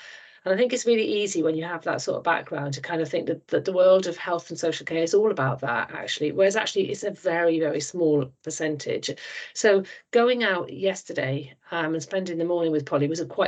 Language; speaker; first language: English; native; English